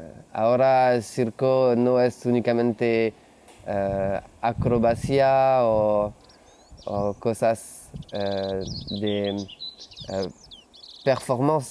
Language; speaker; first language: Spanish; non-native, learner; French